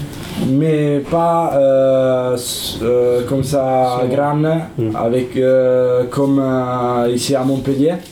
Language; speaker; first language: French; non-native, learner; Italian